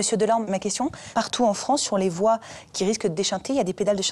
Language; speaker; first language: French; native; French